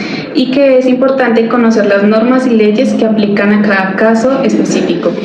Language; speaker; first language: Spanish; native; Spanish